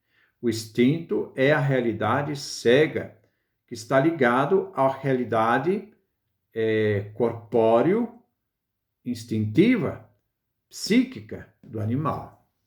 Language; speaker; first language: Portuguese; native; Portuguese